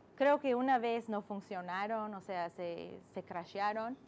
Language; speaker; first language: Spanish; non-native, fluent; English